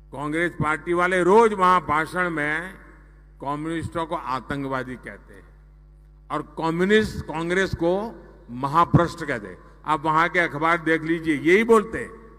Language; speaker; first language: Hindi; non-native, local second language; Gujarati